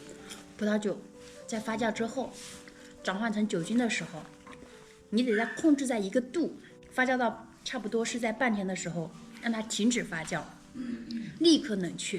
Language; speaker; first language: Chinese; native; Chinese